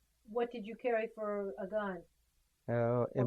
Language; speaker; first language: English; native; English